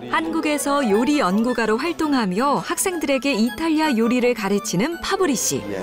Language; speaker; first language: Korean; native; Korean